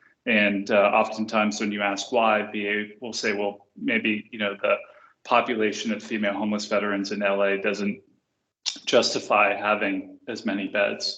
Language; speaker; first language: English; native; English